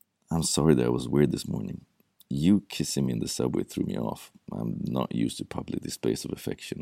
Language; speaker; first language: English; non-native, fluent; Swedish